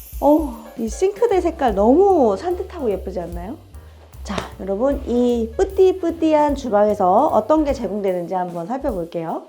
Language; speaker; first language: Korean; native; Korean